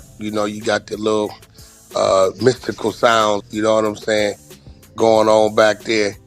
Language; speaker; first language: English; native; English